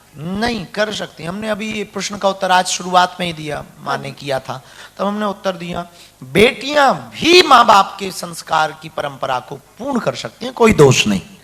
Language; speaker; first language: Hindi; native; Hindi